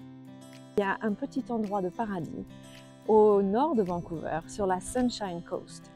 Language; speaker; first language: French; native; French